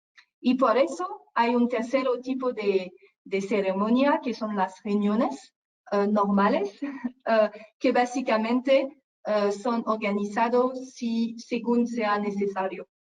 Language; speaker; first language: Spanish; non-native, fluent; French